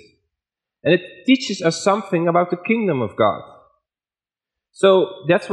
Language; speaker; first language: English; non-native, fluent; Dutch